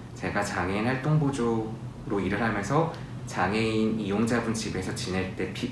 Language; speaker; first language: Korean; native; Korean